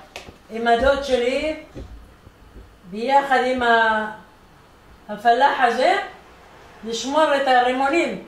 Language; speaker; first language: Hebrew; non-native, fluent; Arabic